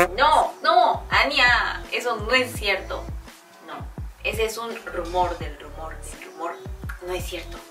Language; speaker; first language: Spanish; non-native, fluent; Korean